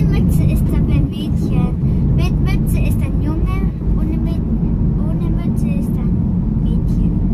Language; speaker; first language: German; early bilingual, other home language; Vietnamese